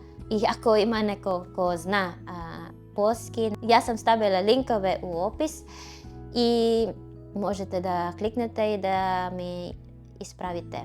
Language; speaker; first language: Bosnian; non-native, fluent; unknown